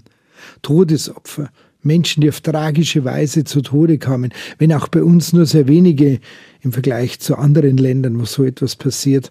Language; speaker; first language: German; native; German